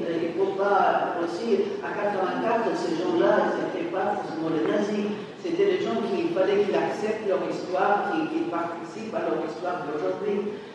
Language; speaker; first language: French; non-native, fluent; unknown